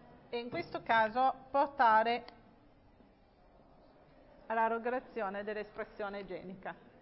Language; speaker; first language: Italian; native; Italian